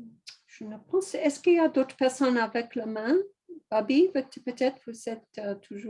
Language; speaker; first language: French; non-native, fluent; English